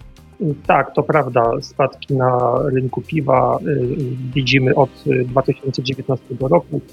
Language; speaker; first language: Polish; native; Polish